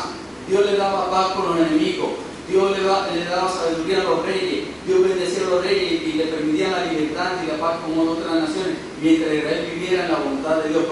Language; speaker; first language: Spanish; native; Spanish